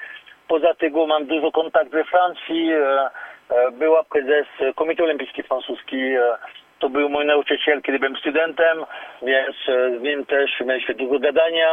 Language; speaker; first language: Polish; non-native, learner; French